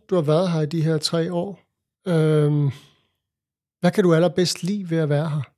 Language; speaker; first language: Danish; native; Danish